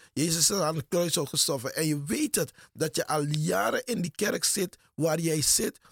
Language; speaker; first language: Dutch; native; Dutch